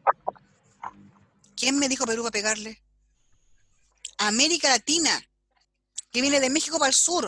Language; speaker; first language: Spanish; native; Spanish